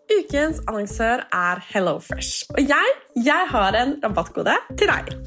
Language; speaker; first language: Norwegian; native; Norwegian